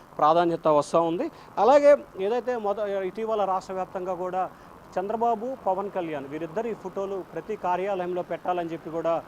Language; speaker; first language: Telugu; native; Telugu